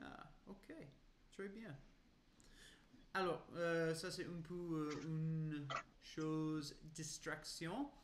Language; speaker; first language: French; non-native, learner; English